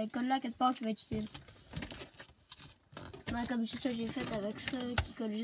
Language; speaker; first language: French; native; French